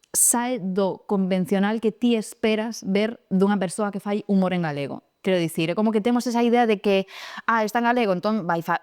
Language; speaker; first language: Galician; non-native, local second language; Spanish